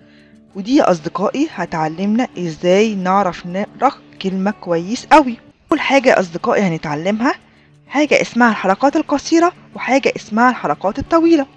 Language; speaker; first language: Arabic; native; Arabic